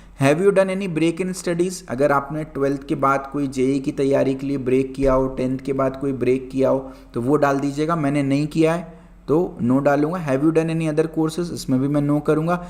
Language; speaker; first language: Hindi; native; Hindi